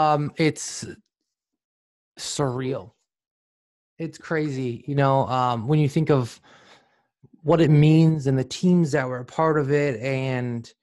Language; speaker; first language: English; native; English